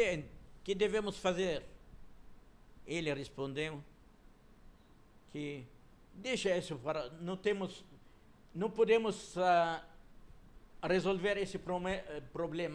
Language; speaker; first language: Portuguese; non-native, fluent; Arabic